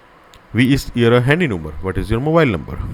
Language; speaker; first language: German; non-native, learner; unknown